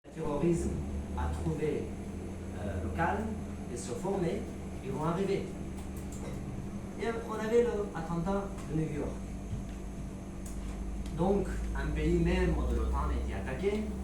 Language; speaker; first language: French; non-native, fluent; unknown